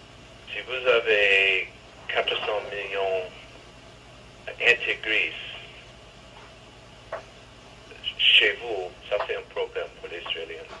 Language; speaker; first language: French; non-native, fluent; English